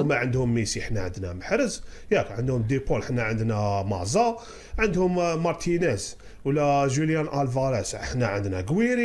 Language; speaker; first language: Arabic; native; Arabic